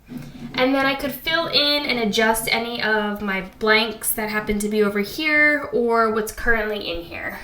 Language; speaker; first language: English; native; English